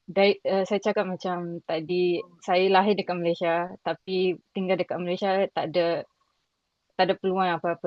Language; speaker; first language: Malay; non-native, local second language; Rohingya